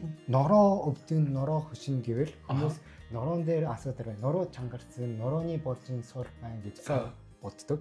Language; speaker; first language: Mongolian; non-native, fluent; Japanese